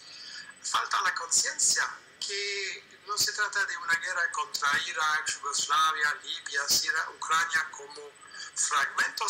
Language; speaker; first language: Spanish; non-native, fluent; French